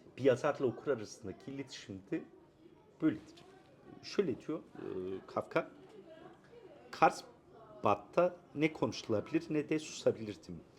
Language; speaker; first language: Turkish; non-native, local second language; Kurdish